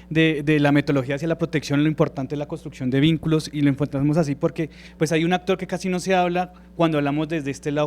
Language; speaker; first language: Spanish; native; Spanish